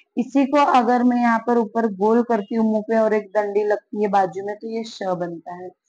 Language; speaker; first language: Hindi; native; Hindi